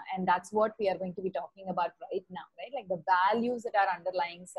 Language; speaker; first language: English; non-native, local second language; Tamil